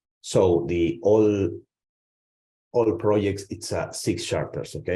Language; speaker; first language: English; non-native, learner; Spanish